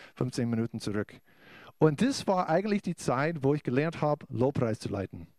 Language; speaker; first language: German; non-native, fluent; English